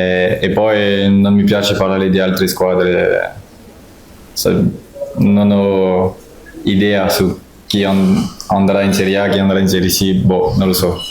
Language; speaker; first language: Italian; non-native, fluent; French